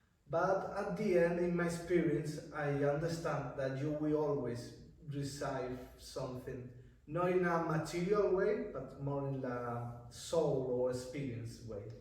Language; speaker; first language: English; non-native, learner; Spanish